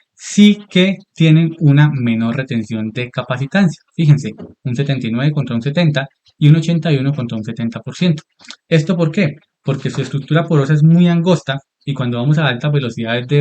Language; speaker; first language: Spanish; native; Spanish